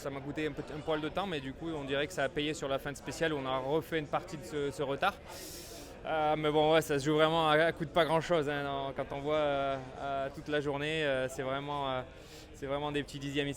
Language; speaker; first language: French; native; French